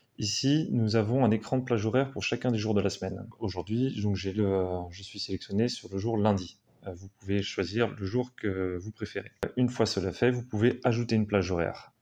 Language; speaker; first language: French; native; French